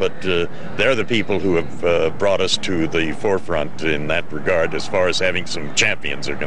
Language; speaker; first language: English; native; English